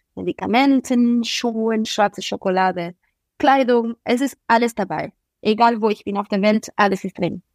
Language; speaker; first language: German; non-native, fluent; Spanish